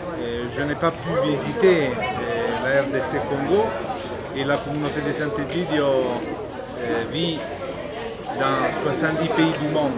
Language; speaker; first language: French; non-native, fluent; Italian